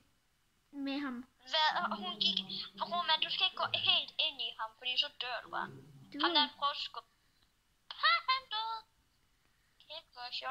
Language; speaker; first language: Danish; native; Danish